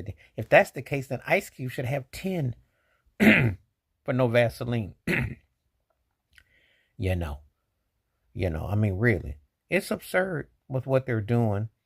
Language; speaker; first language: English; native; English